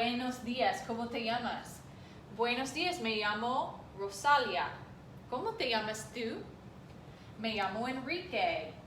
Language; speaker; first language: Spanish; non-native, fluent; English